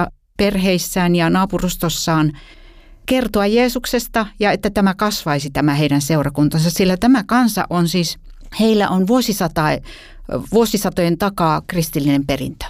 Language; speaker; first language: Finnish; native; Finnish